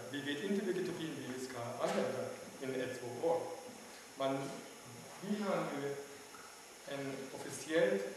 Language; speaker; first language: Swedish; non-native, learner; German